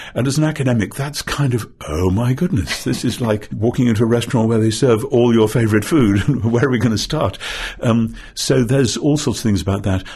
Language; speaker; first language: English; native; English